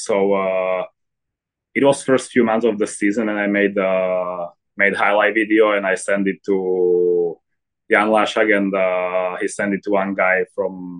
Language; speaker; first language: English; non-native, fluent; Slovak